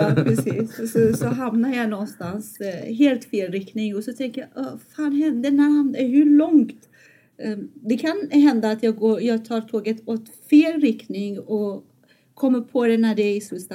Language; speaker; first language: Swedish; non-native, fluent; Persian